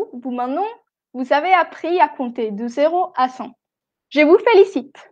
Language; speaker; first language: French; non-native, fluent; Spanish